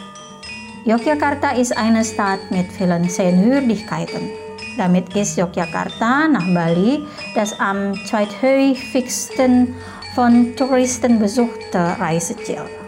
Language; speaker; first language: German; non-native, fluent; Indonesian